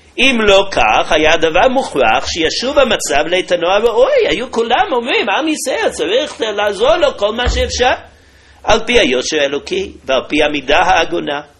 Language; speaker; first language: Hebrew; native; Hebrew